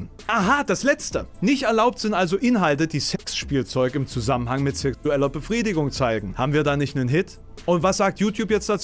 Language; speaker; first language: German; native; German